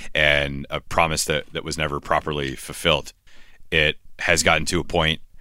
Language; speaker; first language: English; native; English